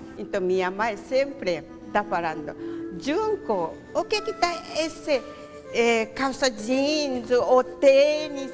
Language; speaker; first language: Portuguese; non-native, learner; Japanese